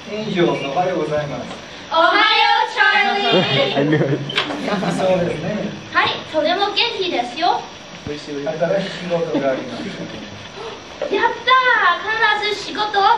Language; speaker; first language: Japanese; non-native, learner; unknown